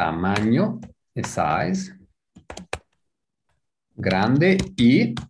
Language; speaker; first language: Spanish; non-native, fluent; English